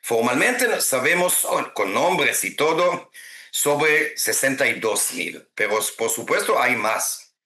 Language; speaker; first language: Spanish; non-native, fluent; Hebrew